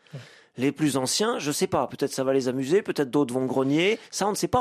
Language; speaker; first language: French; native; French